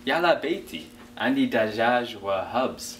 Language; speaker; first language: Arabic; non-native, learner; English